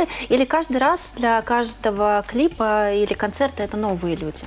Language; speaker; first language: Russian; native; Russian